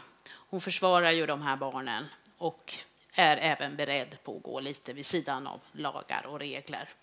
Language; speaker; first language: Swedish; native; Swedish